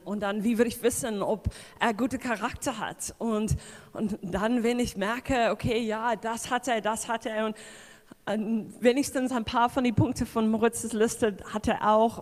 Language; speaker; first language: German; non-native, fluent; English